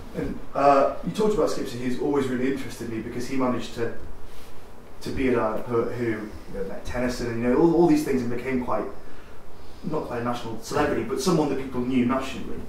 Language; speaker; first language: English; native; English